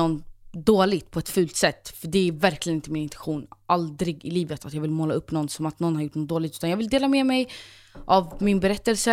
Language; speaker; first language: Swedish; native; Swedish